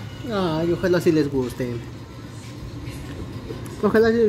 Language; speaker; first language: Spanish; native; Spanish